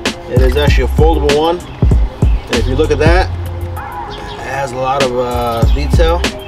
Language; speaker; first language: English; early bilingual, other home language; Spanish